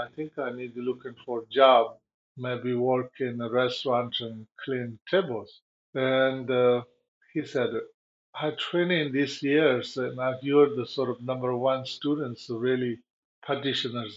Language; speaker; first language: English; non-native, learner; Chinese